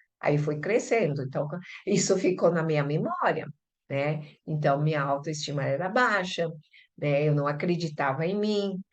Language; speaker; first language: Portuguese; early bilingual, other home language; Chinese